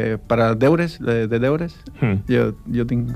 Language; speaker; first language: Catalan; non-native, learner; Spanish